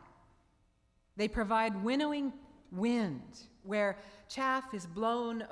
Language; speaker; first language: English; native; English